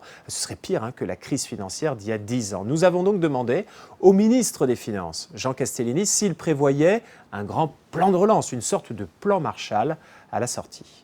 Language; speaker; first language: French; native; French